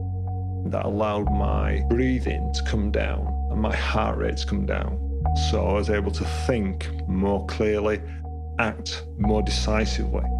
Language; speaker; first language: English; native; English